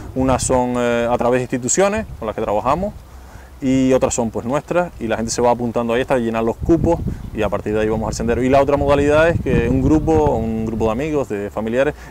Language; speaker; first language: Spanish; native; Spanish